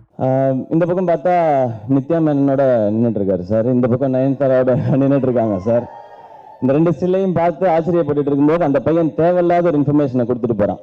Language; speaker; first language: Tamil; native; Tamil